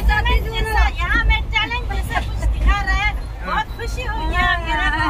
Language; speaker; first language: Hindi; non-native, local second language; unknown